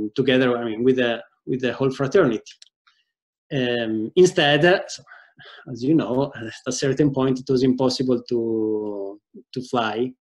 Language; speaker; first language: English; non-native, fluent; Italian